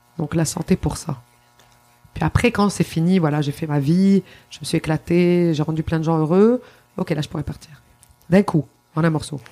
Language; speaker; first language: French; non-native, local second language; Arabic